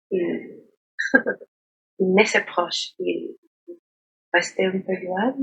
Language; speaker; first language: French; non-native, learner; Spanish